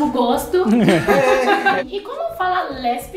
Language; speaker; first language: Portuguese; non-native, fluent; Chinese